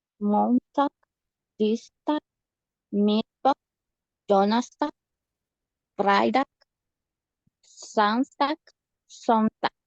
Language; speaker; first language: German; non-native, learner; Spanish